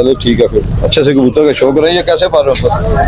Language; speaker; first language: Hindi; non-native, local second language; Punjabi